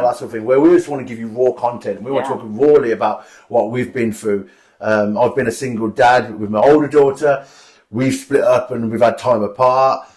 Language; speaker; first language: English; native; English